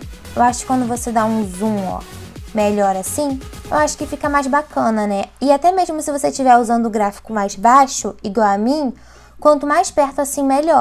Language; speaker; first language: Portuguese; native; Portuguese